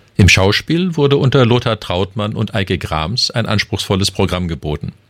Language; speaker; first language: German; native; German